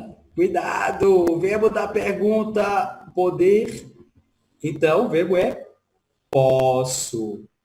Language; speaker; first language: Portuguese; non-native, fluent; Spanish